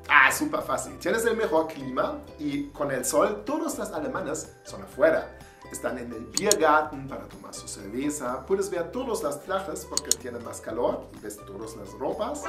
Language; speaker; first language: Spanish; non-native, learner; German